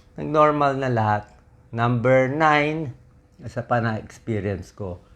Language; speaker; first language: Filipino; native; Filipino